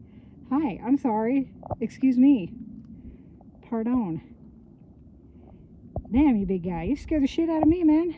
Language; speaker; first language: English; native; English